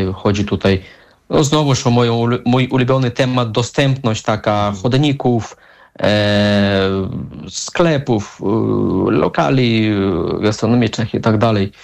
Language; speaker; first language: Polish; non-native, fluent; Russian